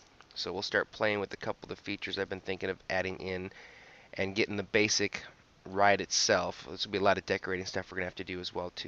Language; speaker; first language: English; native; English